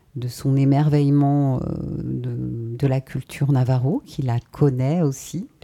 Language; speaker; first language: French; native; French